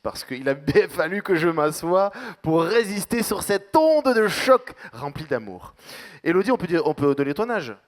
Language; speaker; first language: French; native; French